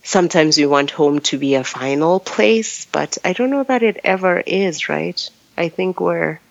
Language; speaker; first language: English; non-native, local second language; Tswana